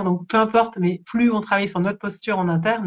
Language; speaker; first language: French; native; French